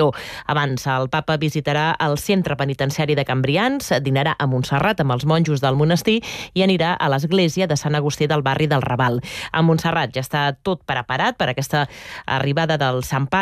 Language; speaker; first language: Catalan; native; Catalan